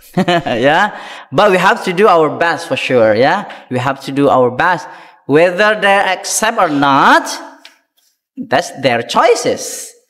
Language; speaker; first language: English; non-native, fluent; Indonesian